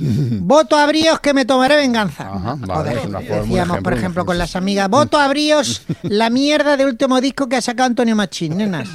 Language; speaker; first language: Spanish; native; Spanish